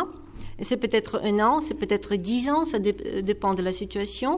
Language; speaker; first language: French; non-native, fluent; Ukrainian